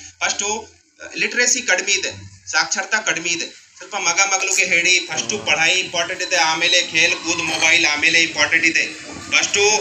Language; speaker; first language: Kannada; non-native, learner; Hindi